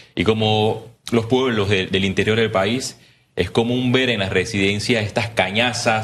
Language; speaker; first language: Spanish; native; Spanish